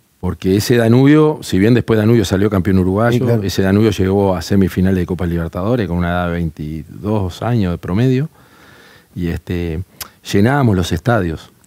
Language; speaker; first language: Spanish; native; Spanish